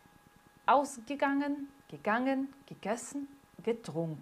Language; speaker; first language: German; non-native, fluent; Portuguese